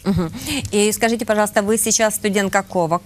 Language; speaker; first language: Russian; native; Russian